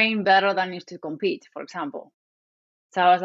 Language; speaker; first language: English; non-native, fluent; Spanish